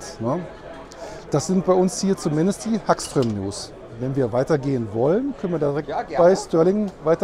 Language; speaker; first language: German; native; German